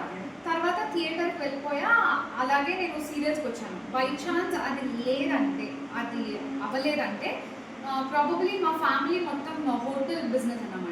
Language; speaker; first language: Telugu; non-native, local second language; Kannada